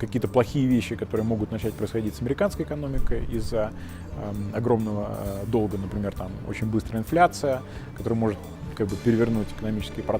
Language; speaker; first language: Russian; native; Russian